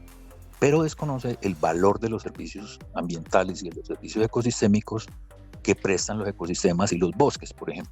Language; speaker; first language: Spanish; native; Spanish